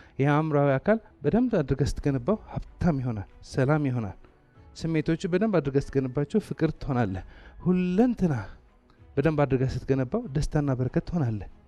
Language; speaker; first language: Amharic; non-native, local second language; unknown